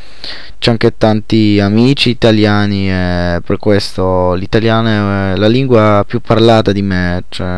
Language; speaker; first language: Italian; non-native, fluent; Polish